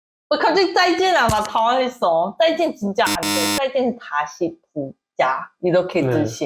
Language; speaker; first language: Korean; non-native, learner; Chinese